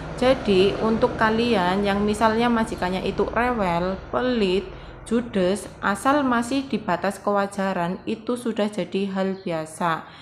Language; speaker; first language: Indonesian; native; Indonesian